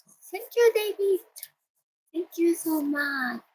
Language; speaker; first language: English; non-native, learner; Japanese